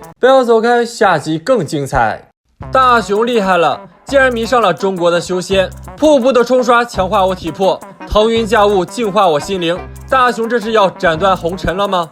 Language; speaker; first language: Chinese; native; Chinese